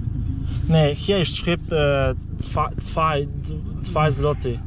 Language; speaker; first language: German; non-native, learner; Polish